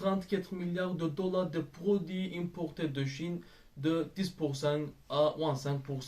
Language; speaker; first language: French; non-native, learner; Turkish